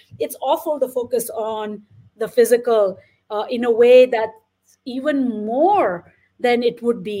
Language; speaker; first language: English; non-native, local second language; Marathi